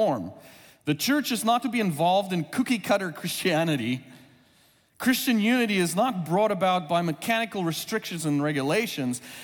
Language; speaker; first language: English; non-native, local second language; Afrikaans